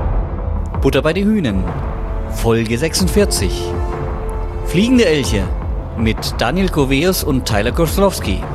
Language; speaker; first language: German; native; German